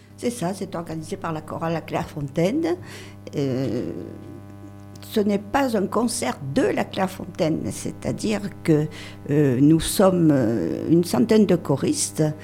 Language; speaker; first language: French; native; French